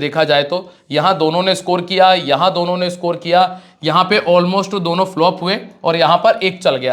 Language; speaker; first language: Hindi; native; Hindi